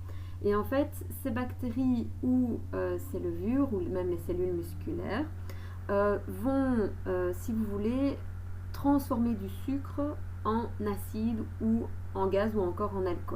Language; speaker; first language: French; native; French